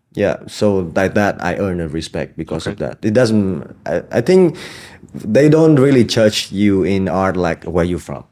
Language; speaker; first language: English; non-native, fluent; Vietnamese